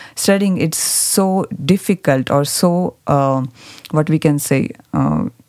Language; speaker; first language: English; non-native, local second language; Marathi